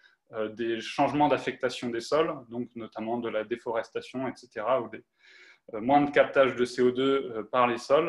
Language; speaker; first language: French; native; French